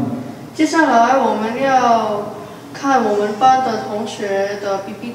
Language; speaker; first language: Chinese; non-native, learner; Indonesian